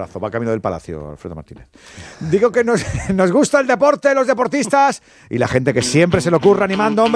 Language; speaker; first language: Spanish; native; Spanish